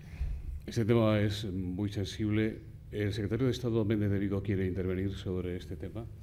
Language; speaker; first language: Spanish; native; Spanish